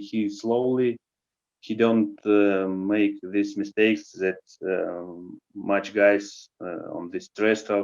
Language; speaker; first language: English; non-native, learner; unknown